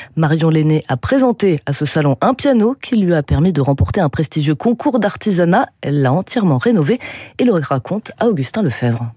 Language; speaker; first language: French; native; French